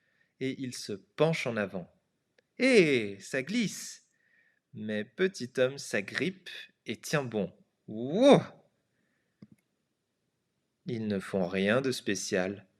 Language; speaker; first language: French; non-native, fluent; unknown